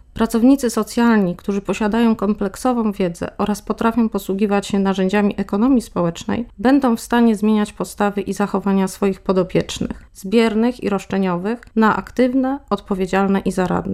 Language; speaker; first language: Polish; native; Polish